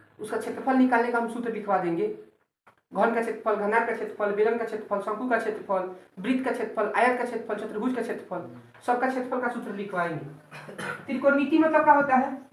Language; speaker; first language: Hindi; native; Hindi